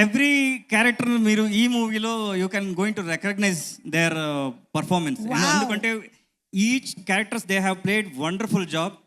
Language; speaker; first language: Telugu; non-native, learner; Kannada